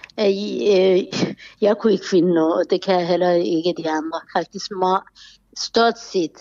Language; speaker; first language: Danish; non-native, fluent; Persian